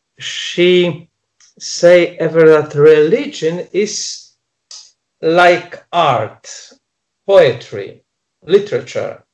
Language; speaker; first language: English; non-native, fluent; Polish